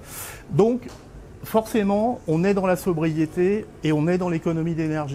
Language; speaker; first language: French; native; French